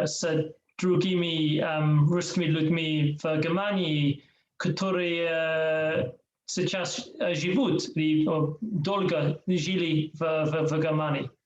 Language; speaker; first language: Russian; non-native, learner; English